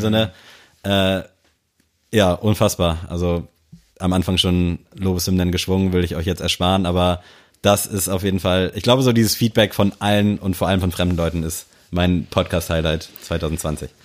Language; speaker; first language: German; native; German